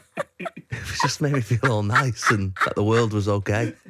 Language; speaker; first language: English; native; English